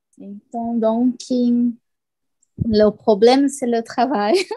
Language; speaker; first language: French; non-native, learner; Portuguese